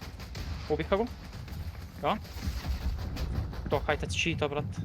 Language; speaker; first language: Bulgarian; native; Bulgarian